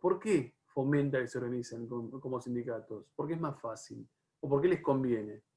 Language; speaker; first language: Spanish; native; Spanish